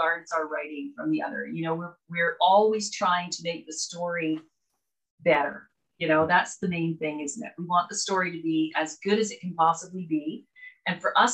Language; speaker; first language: English; native; English